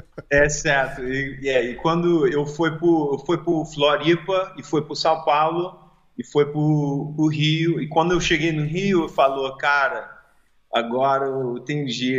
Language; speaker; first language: Portuguese; early bilingual, heritage; Portuguese